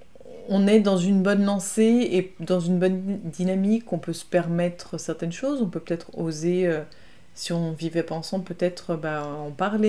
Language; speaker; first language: French; native; French